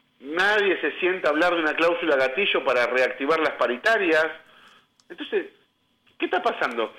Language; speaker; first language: Spanish; native; Spanish